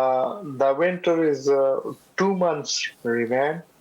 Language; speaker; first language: English; non-native, learner; Pashto